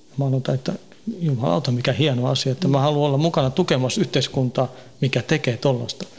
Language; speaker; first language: Finnish; early bilingual, heritage; Finnish